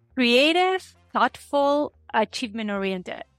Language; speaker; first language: English; non-native, fluent; Spanish